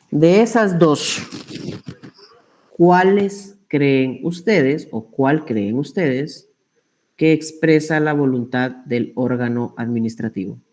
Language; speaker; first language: Spanish; native; Spanish